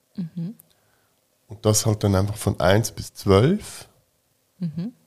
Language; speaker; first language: German; native; German